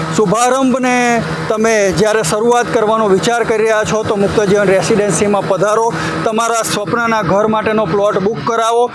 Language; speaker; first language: Gujarati; native; Gujarati